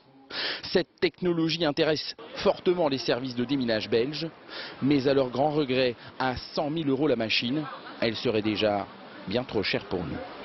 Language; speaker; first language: French; native; French